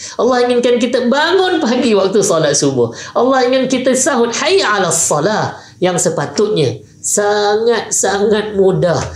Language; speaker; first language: Malay; native; Malay